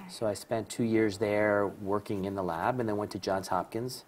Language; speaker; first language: English; native; English